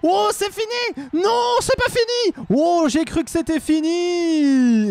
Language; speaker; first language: French; native; French